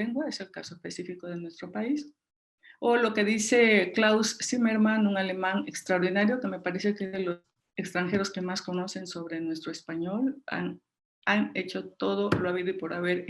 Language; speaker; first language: Spanish; native; Spanish